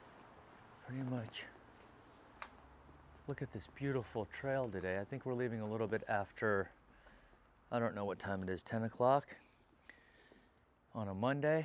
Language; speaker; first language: English; native; English